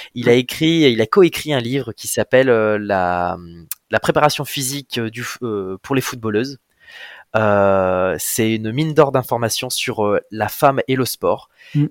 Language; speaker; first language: French; native; French